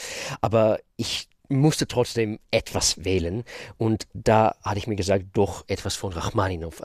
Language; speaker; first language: German; non-native, fluent; Russian